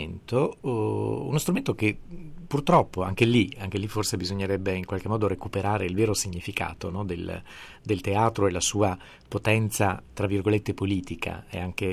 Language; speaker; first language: Italian; native; Italian